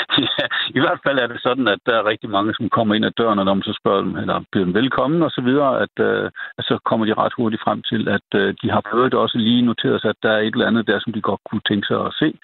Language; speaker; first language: Danish; native; Danish